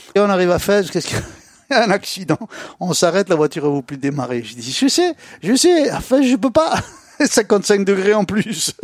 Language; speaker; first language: French; native; French